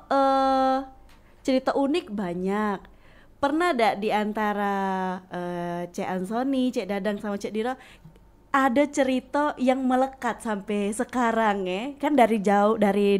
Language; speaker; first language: Indonesian; native; Indonesian